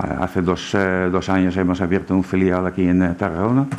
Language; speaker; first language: Spanish; non-native, fluent; German